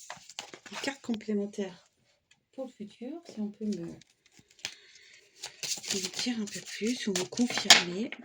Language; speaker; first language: French; native; French